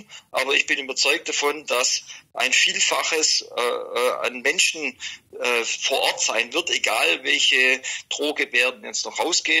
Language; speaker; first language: German; native; German